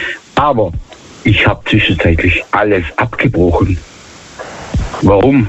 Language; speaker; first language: German; native; German